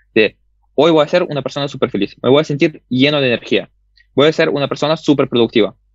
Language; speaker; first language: Spanish; early bilingual, other home language; Russian